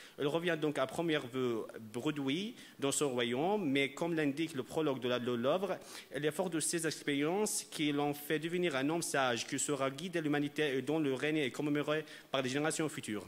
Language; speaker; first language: French; non-native, fluent; Arabic